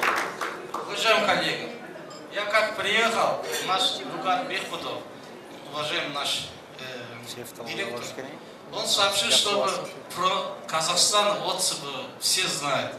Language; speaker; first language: Russian; non-native, fluent; Azerbaijani